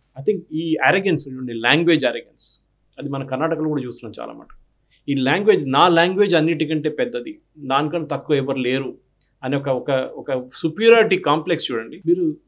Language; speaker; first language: Telugu; non-native, fluent; Malayalam